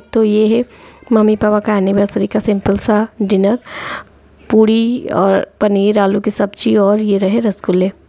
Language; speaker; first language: Hindi; non-native, local second language; Odia